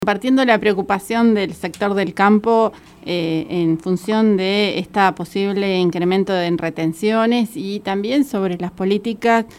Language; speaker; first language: Spanish; native; Spanish